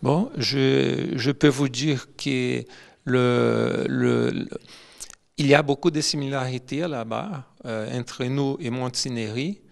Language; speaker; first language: French; non-native, fluent; Portuguese